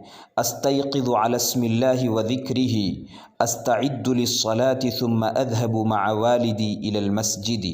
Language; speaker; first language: Arabic; non-native, fluent; Urdu